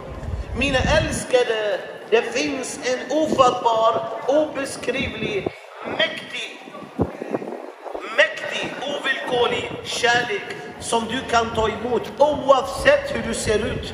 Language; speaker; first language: Swedish; non-native, fluent; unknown